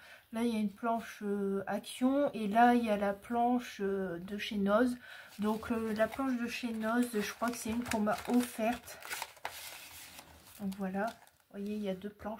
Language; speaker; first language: French; native; French